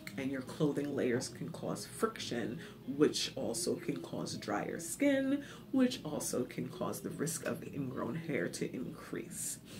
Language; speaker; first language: English; native; English